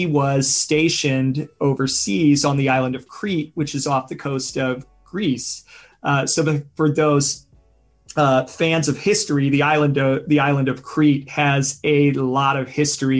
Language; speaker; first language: English; native; English